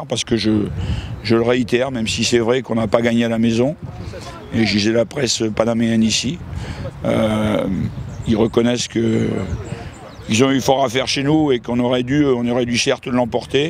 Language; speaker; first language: French; native; French